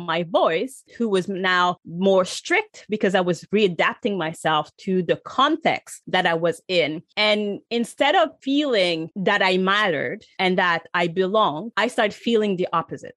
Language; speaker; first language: English; native; English